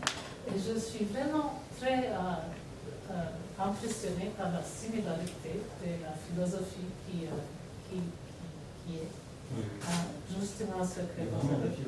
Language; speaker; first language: French; non-native, fluent; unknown